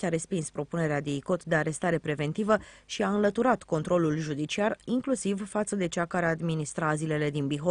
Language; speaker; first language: Romanian; native; Romanian